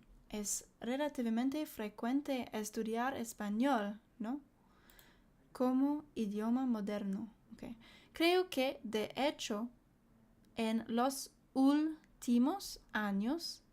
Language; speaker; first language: Spanish; non-native, learner; English